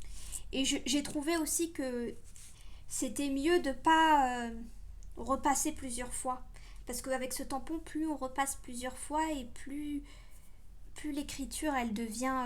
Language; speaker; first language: French; native; French